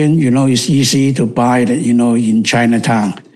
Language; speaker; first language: English; non-native, local second language; Cantonese